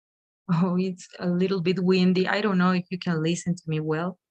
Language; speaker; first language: English; non-native, fluent; Spanish